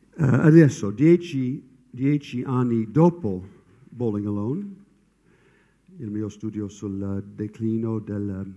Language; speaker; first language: Italian; non-native, fluent; English